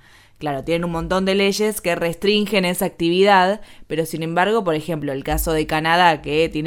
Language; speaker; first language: Spanish; native; Spanish